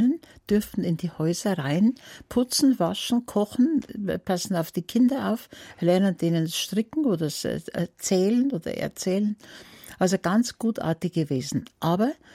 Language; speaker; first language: German; native; German